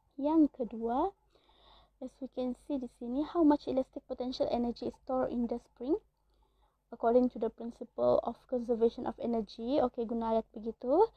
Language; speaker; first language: English; non-native, local second language; Malay